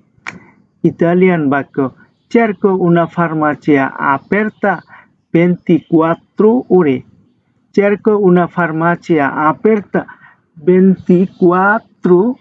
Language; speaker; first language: Italian; non-native, fluent; Bangla